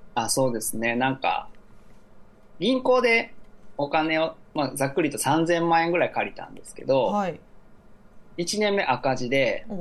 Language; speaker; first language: Japanese; native; Japanese